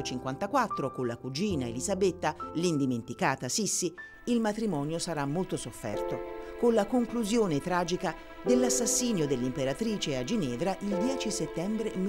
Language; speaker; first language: Italian; native; Italian